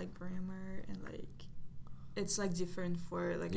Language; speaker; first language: English; non-native, fluent; Russian